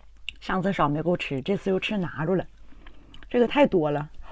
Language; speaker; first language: Chinese; native; Chinese